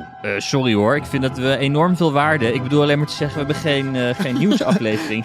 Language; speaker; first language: Dutch; native; Dutch